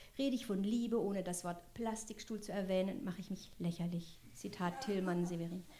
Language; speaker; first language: German; non-native, local second language; French